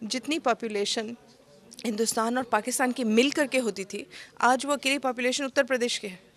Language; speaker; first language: Hindi; native; Hindi